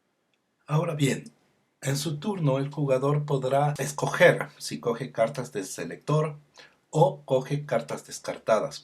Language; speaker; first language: Spanish; native; Spanish